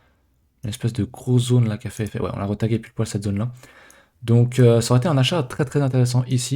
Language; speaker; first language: French; native; French